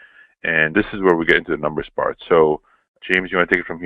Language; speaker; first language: English; native; English